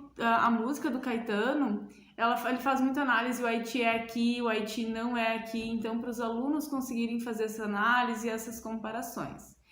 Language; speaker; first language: Portuguese; native; Portuguese